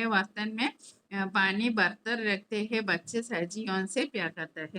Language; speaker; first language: Hindi; non-native, local second language; Malayalam